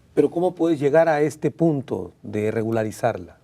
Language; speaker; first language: Spanish; native; Spanish